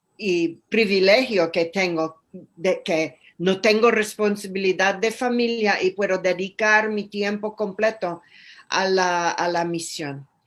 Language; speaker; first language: Spanish; non-native, fluent; English